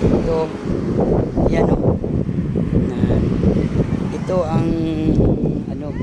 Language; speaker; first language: Filipino; non-native, local second language; Hiligaynon